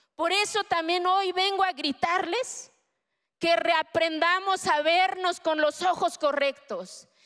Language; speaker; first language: Spanish; early bilingual, other home language; Zapotec